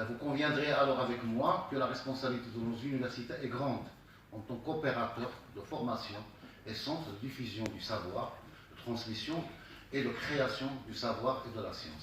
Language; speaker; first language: French; native; French